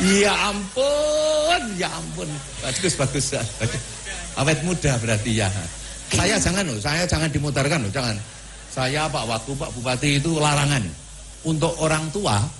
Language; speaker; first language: Indonesian; non-native, local second language; Javanese